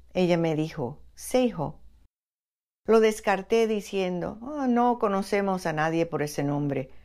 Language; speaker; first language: Spanish; early bilingual, heritage; Spanish